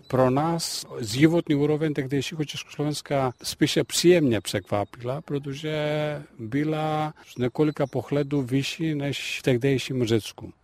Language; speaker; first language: Czech; non-native, fluent; Greek